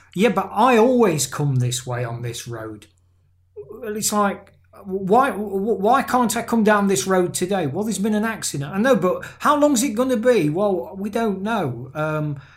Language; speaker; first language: English; native; English